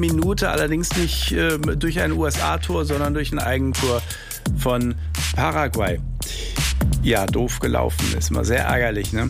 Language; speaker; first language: German; native; German